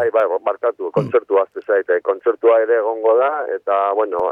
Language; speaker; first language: Basque; non-native, local second language; Spanish